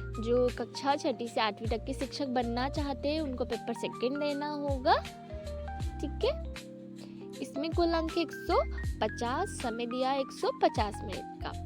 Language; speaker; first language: Hindi; native; Hindi